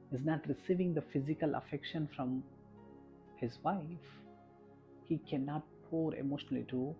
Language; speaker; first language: English; non-native, local second language; Kannada